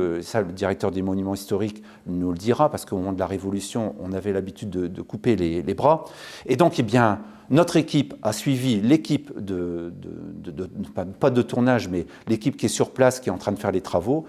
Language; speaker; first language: French; native; French